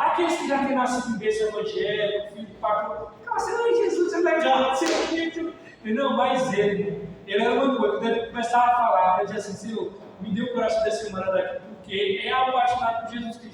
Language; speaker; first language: Portuguese; native; Portuguese